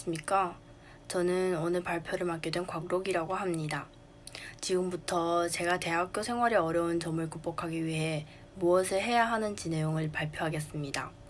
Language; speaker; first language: Korean; non-native, learner; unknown